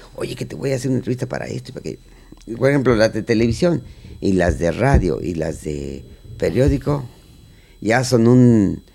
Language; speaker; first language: Spanish; native; Spanish